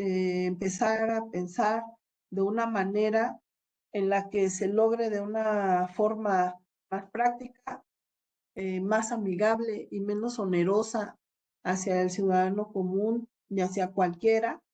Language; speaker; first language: Spanish; native; Spanish